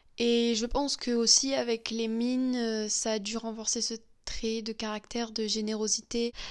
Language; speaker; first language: French; native; French